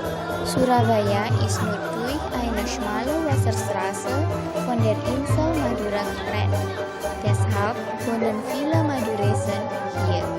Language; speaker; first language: German; non-native, learner; Indonesian